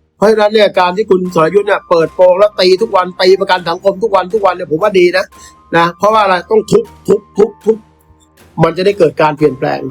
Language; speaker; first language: Thai; native; Thai